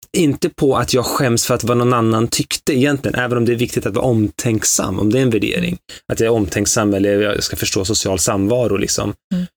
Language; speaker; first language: Swedish; early bilingual, other home language; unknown